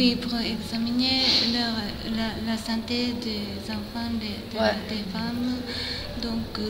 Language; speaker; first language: French; non-native, fluent; Japanese